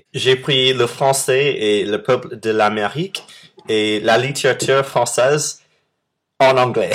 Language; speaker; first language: French; non-native, fluent; English